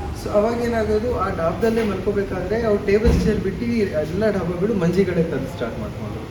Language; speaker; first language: Kannada; non-native, local second language; Punjabi